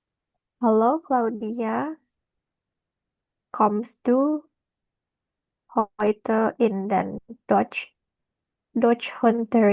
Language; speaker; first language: German; non-native, learner; Indonesian